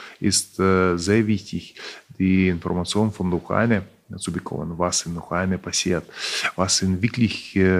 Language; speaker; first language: German; non-native, fluent; Russian